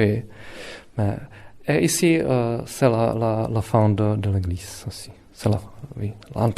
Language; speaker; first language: French; non-native, fluent; Czech